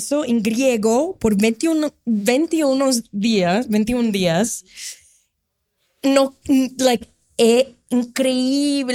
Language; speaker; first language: Spanish; non-native, fluent; Portuguese